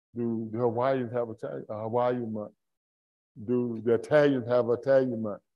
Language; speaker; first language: English; native; English